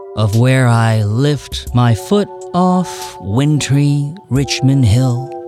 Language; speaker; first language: English; non-native, local second language; Cantonese